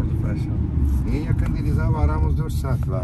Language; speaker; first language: Turkish; native; Turkish